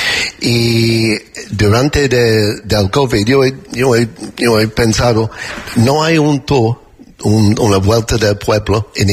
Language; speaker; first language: Spanish; non-native, learner; English